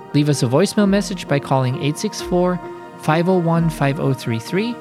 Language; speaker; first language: English; non-native, fluent; German